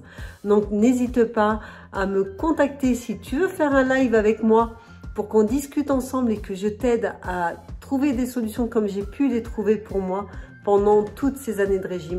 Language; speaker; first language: French; native; French